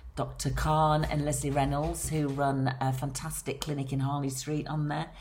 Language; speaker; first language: English; native; English